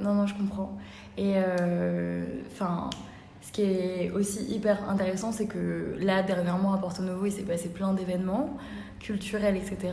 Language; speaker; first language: French; native; French